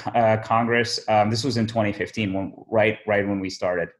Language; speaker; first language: English; early bilingual, other home language; Somali